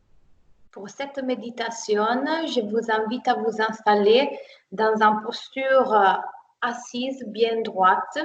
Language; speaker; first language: French; non-native, fluent; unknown